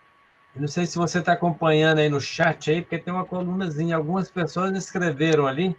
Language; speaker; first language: Portuguese; native; Portuguese